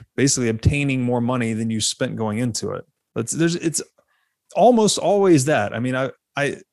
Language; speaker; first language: English; native; English